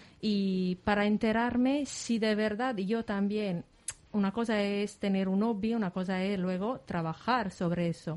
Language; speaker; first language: Spanish; non-native, fluent; Italian